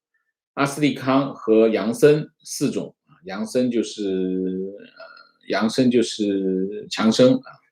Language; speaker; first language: Chinese; native; Chinese